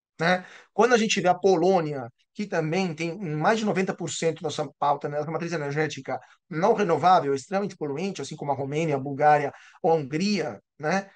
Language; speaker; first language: Portuguese; non-native, fluent; Italian